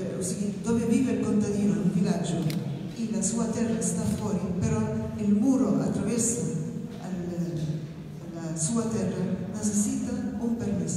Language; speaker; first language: Italian; non-native, fluent; Arabic